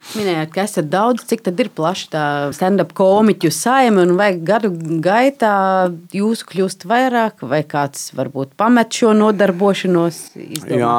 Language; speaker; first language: Latvian; native; Latvian